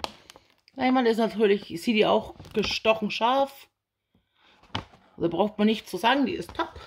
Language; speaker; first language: German; native; German